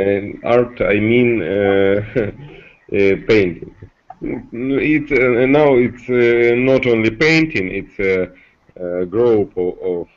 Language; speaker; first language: English; non-native, learner; Russian